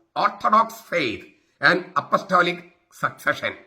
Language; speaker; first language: English; non-native, local second language; Malayalam